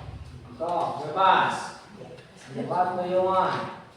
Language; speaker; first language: English; non-native, learner; Indonesian